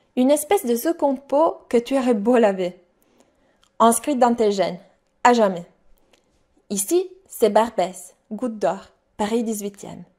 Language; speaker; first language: French; non-native, fluent; Italian